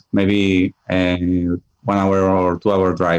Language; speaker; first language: English; non-native, fluent; Spanish